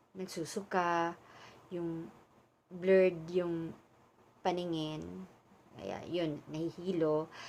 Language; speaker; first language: Filipino; non-native, local second language; Cebuano